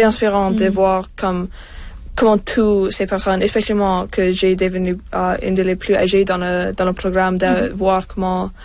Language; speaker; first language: French; non-native, local second language; English